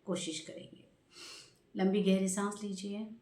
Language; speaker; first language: Hindi; non-native, local second language; Marathi